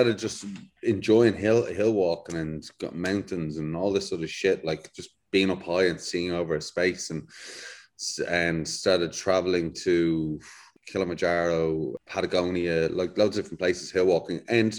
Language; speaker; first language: English; native; English